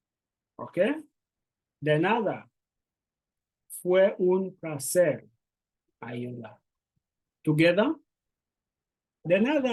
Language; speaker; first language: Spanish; non-native, learner; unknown